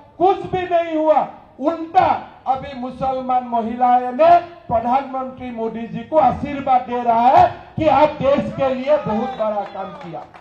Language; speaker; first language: Hindi; non-native, local second language; Assamese